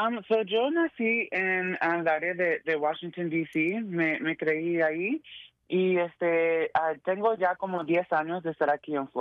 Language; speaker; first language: Spanish; early bilingual, heritage; Spanish